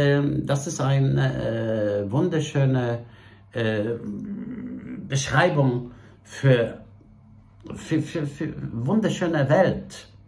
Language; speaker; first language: German; non-native, fluent; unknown